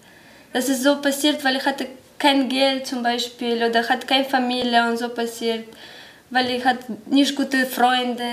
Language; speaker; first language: German; non-native, learner; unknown